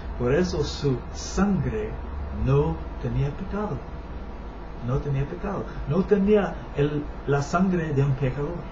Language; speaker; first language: Spanish; non-native, learner; English